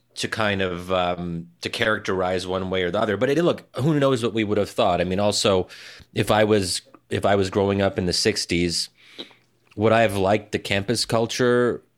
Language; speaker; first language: English; early bilingual, other home language; Arabic